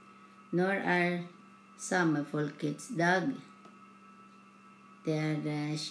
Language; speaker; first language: Norwegian; non-native, learner; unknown